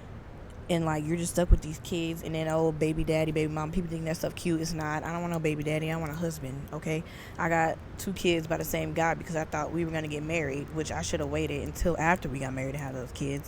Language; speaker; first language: English; native; English